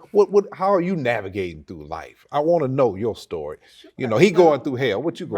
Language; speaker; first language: English; native; English